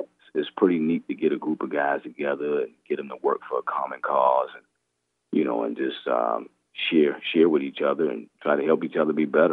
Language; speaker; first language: English; native; English